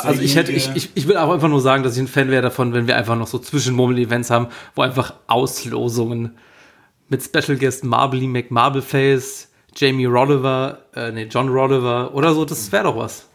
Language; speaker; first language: German; native; German